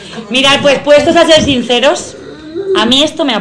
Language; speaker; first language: Spanish; native; Spanish